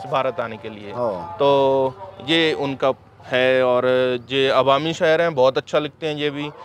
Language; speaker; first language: Hindi; native; Hindi